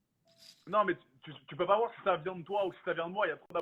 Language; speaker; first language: French; native; French